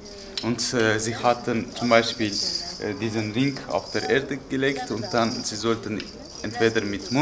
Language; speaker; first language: German; non-native, fluent; Uzbek